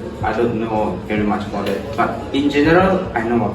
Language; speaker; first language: English; non-native, local second language; Malay